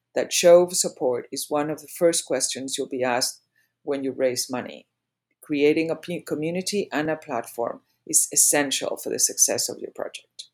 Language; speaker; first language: English; non-native, fluent; Spanish